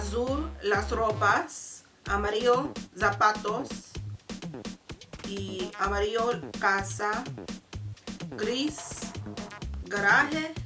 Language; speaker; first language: Spanish; non-native, learner; English